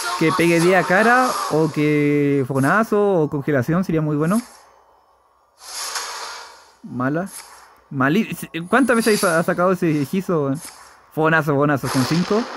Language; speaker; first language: Spanish; native; Spanish